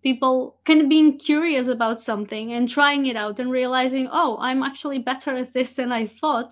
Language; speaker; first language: English; non-native, fluent; Portuguese